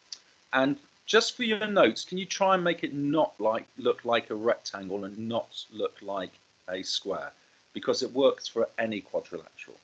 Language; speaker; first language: English; native; English